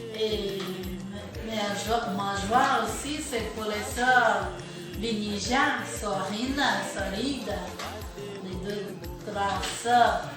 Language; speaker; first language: French; non-native, fluent; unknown